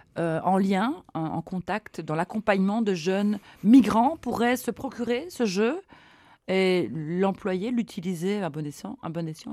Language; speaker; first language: French; native; French